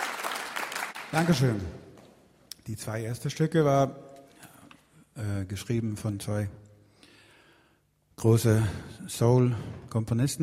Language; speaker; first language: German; non-native, learner; Swedish